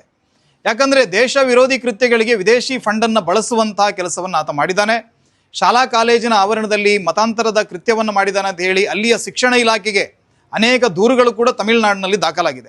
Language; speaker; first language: Kannada; native; Kannada